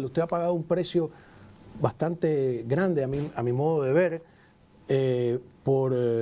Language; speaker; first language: Spanish; native; Spanish